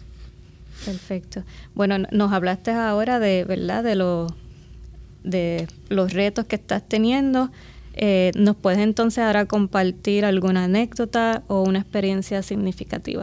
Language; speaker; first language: Spanish; native; Spanish